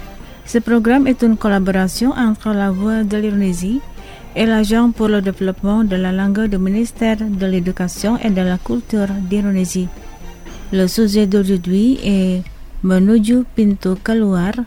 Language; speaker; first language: French; non-native, fluent; Indonesian